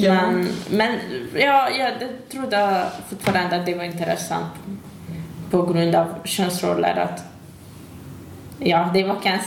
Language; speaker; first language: Swedish; non-native, learner; Hungarian